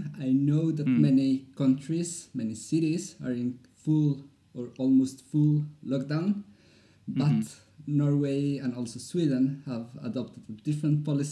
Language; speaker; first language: English; non-native, fluent; Spanish